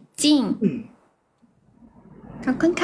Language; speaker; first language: Chinese; non-native, learner; Thai